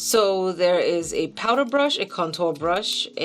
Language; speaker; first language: English; native; English